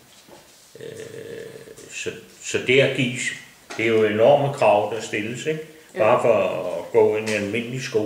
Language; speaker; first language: Danish; native; Danish